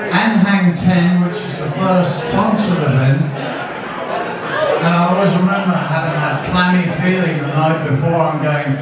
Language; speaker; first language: English; native; English